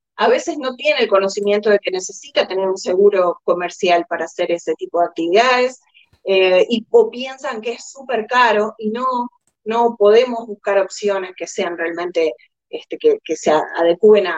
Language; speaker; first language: Spanish; native; Spanish